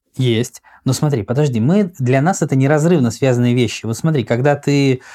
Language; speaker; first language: Russian; native; Russian